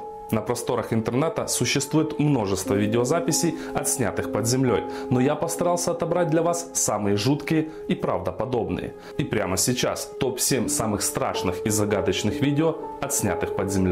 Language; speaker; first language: Russian; native; Russian